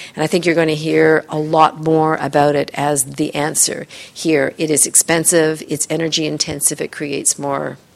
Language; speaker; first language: English; native; English